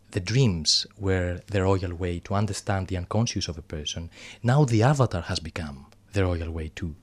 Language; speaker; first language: English; non-native, fluent; Greek